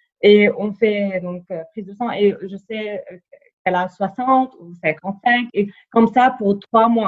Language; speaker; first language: French; non-native, fluent; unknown